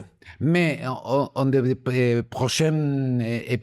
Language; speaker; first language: French; non-native, learner; Spanish